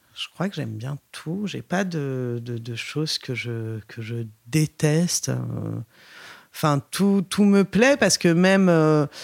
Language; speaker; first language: French; native; French